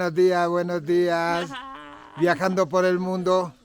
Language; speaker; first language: Spanish; native; Spanish